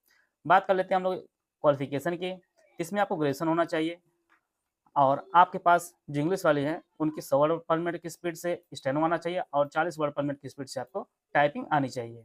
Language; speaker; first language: Hindi; native; Hindi